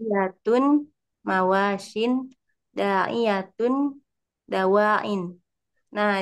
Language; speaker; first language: Arabic; non-native, learner; Indonesian